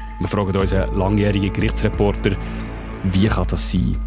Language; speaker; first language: German; native; German